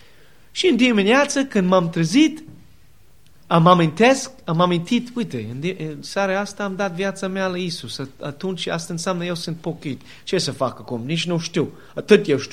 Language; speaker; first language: Romanian; non-native, learner; English